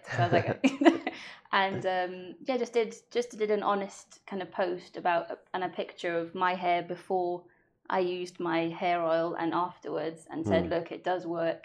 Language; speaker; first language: English; non-native, local second language; Welsh